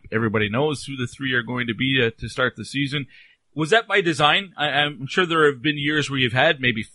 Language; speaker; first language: English; native; English